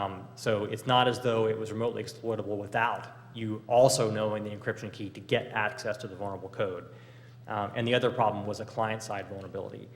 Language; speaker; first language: English; native; English